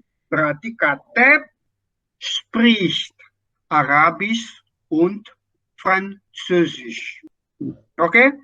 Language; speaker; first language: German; non-native, fluent; Indonesian